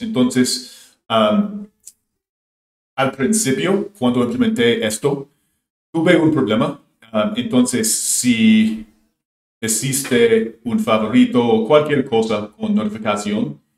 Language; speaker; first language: Spanish; non-native, fluent; English